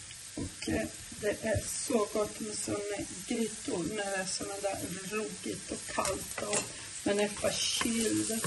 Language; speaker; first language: Swedish; non-native, learner; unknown